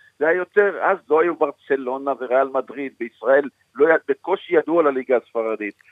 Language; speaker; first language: Hebrew; native; Hebrew